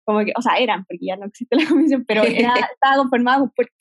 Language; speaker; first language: Spanish; native; Spanish